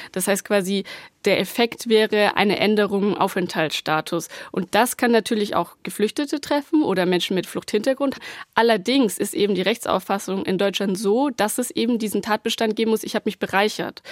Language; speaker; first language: German; native; German